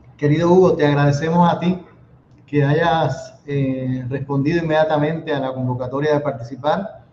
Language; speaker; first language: Spanish; native; Spanish